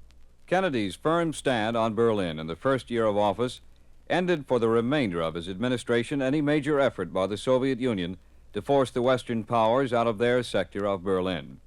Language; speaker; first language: English; native; English